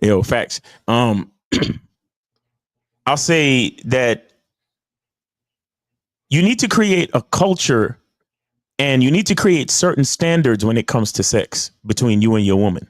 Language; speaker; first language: English; native; English